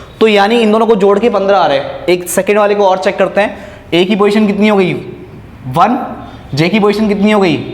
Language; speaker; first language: Hindi; native; Hindi